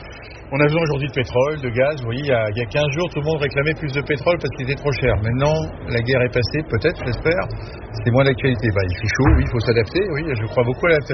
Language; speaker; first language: French; native; French